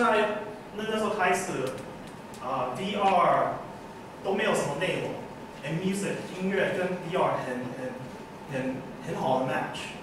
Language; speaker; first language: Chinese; early bilingual, heritage; English